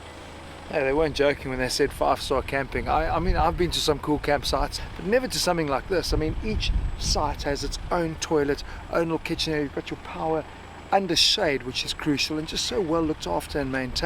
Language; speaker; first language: English; native; English